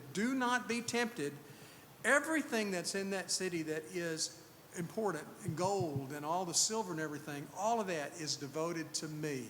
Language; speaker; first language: English; native; English